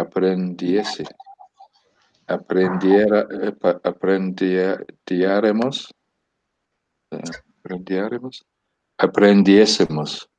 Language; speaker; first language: Spanish; non-native, learner; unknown